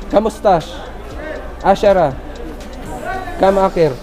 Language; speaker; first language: Arabic; non-native, learner; Filipino